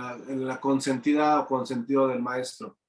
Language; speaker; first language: Spanish; native; Spanish